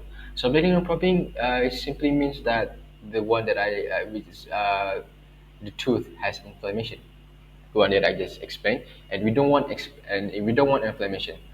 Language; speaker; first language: English; non-native, local second language; Malay